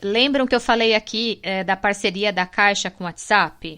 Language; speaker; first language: Portuguese; native; Portuguese